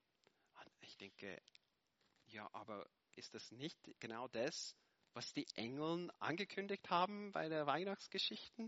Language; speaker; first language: German; non-native, fluent; English